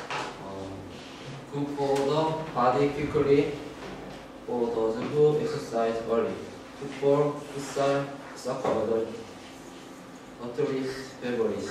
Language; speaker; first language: English; non-native, learner; Korean